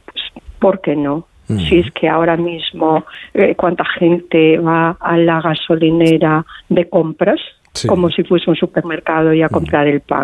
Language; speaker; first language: Spanish; native; Spanish